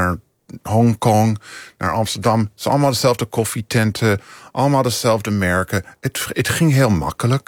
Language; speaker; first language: Dutch; non-native, fluent; English